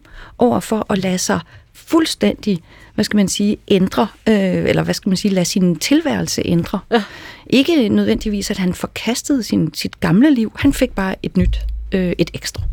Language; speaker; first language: Danish; native; Danish